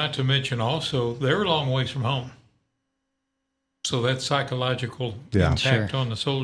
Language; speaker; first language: English; native; English